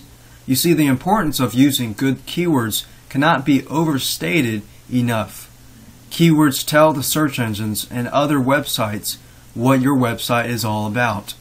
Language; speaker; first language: English; native; English